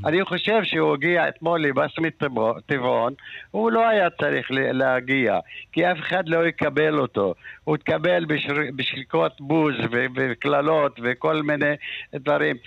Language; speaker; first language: Hebrew; non-native, local second language; Arabic